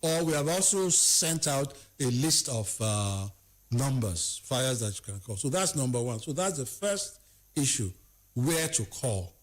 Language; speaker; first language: English; non-native, local second language; Yoruba